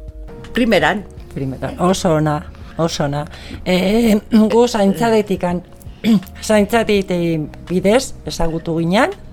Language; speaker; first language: Basque; non-native, learner; Spanish